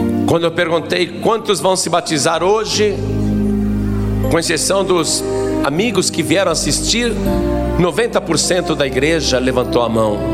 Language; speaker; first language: Portuguese; native; Portuguese